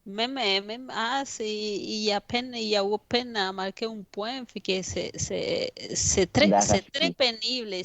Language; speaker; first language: French; non-native, fluent; Spanish